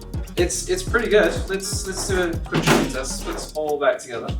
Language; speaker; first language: English; native; English